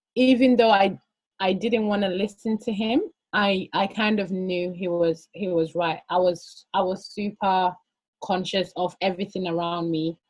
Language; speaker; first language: English; early bilingual, other home language; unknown